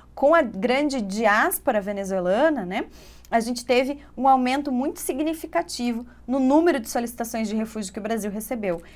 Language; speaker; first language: Portuguese; native; Portuguese